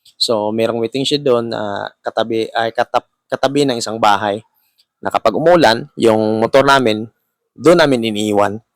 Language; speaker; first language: Filipino; non-native, local second language; Hiligaynon